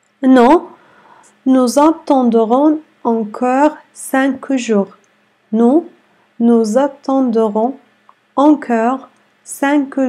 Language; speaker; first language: French; non-native, fluent; Arabic